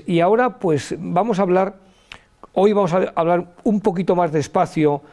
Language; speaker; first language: Spanish; native; Spanish